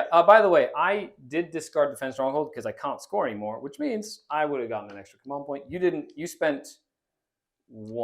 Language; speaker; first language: English; native; English